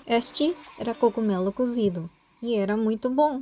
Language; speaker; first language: Portuguese; non-native, fluent; Korean